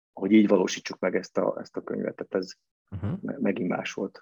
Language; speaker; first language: Hungarian; native; Hungarian